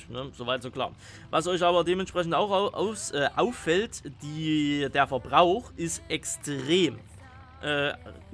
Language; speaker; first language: German; native; German